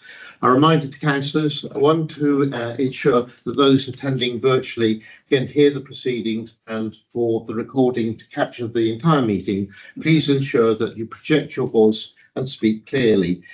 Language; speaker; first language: English; native; English